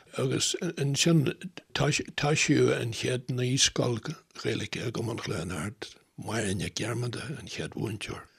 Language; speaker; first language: Irish; non-native, local second language; English